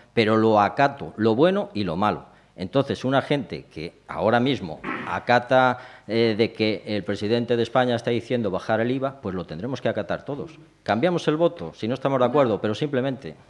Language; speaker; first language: Spanish; native; Spanish